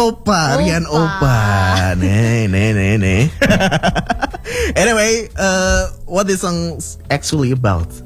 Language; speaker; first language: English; non-native, fluent; Indonesian